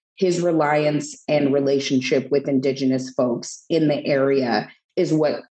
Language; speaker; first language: English; native; English